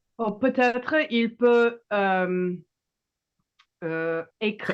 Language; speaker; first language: French; non-native, learner; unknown